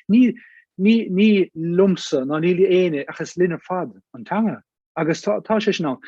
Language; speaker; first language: Irish; native; Irish